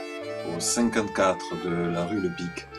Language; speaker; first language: French; native; French